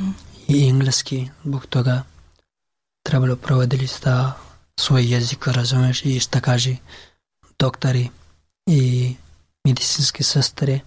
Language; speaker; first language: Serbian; non-native, learner; Pashto